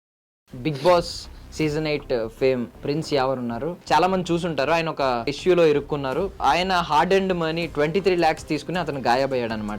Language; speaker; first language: Telugu; native; Telugu